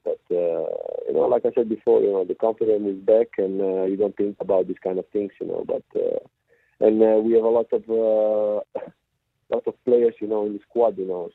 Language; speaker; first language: English; non-native, fluent; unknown